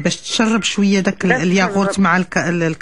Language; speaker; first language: Arabic; native; Arabic